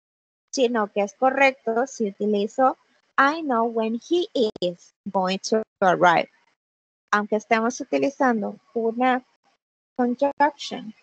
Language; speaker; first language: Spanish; native; Spanish